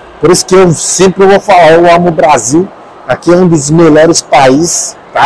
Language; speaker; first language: Portuguese; non-native, learner; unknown